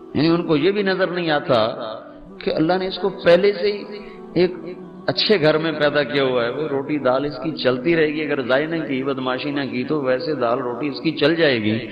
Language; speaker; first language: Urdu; non-native, local second language; Punjabi